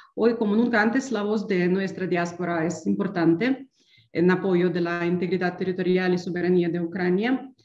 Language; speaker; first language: Spanish; non-native, fluent; Ukrainian